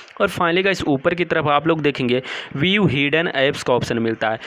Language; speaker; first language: Hindi; native; Hindi